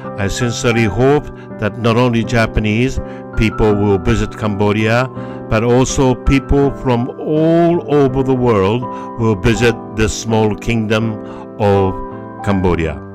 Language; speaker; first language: English; non-native, fluent; Japanese